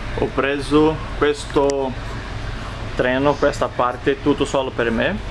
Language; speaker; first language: Italian; non-native, learner; Portuguese